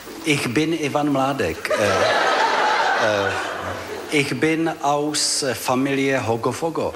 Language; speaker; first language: German; non-native, learner; Czech